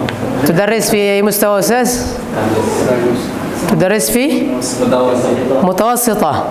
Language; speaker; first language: Arabic; non-native, fluent; Indonesian